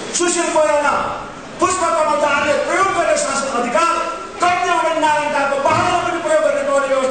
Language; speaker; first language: Nepali; non-native, local second language; Sherpa